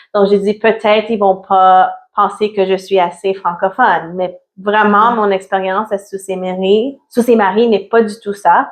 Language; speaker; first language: French; early bilingual, other home language; Italian